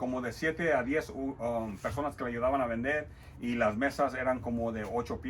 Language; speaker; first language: Spanish; early bilingual, heritage; Spanish